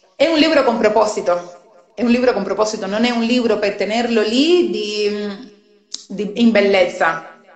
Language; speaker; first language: Italian; non-native, fluent; Spanish